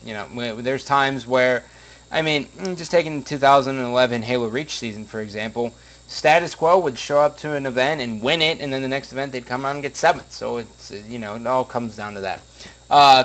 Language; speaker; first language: English; native; English